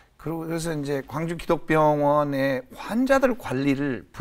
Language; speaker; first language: Korean; native; Korean